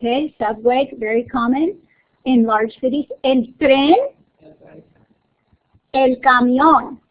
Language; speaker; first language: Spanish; non-native, fluent; English